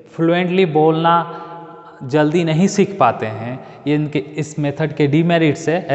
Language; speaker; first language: Hindi; native; Hindi